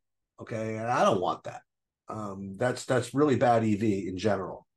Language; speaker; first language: English; native; English